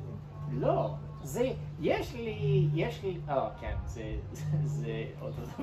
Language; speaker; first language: Hebrew; non-native, learner; English